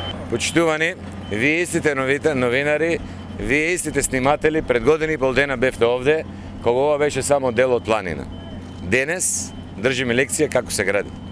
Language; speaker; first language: Macedonian; native; Macedonian